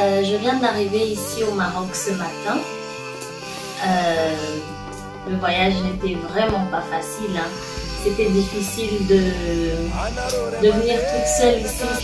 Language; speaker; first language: French; non-native, local second language; Malagasy